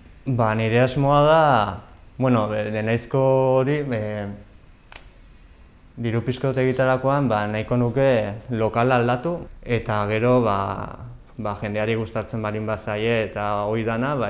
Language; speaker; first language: Basque; non-native, local second language; Spanish